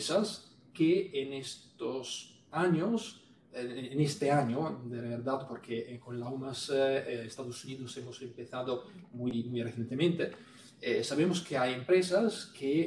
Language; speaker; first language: Spanish; non-native, fluent; Italian